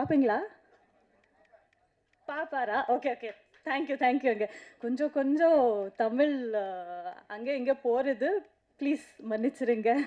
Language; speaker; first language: Tamil; non-native, learner; Kannada